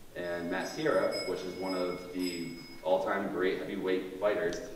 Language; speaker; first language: English; native; English